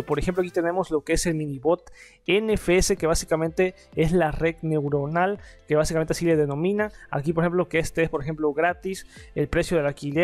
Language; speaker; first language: Spanish; native; Spanish